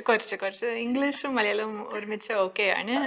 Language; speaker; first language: Malayalam; non-native, learner; English